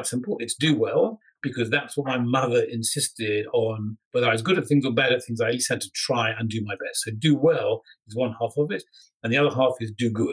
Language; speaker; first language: English; native; English